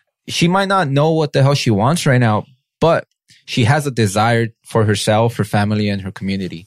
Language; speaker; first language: English; early bilingual, other home language; Spanish